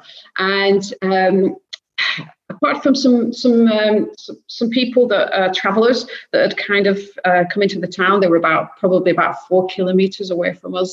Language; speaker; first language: English; native; English